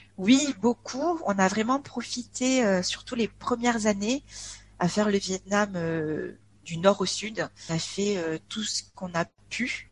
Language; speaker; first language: French; native; French